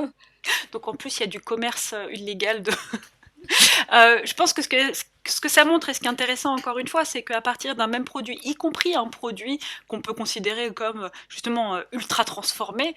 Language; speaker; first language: French; native; French